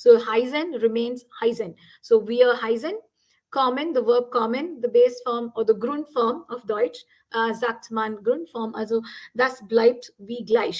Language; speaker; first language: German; non-native, fluent; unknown